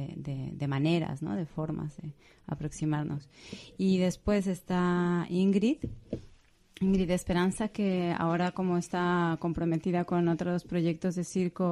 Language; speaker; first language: Spanish; native; Spanish